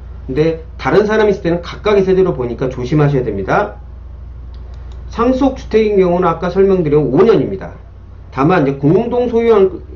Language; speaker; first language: Korean; native; Korean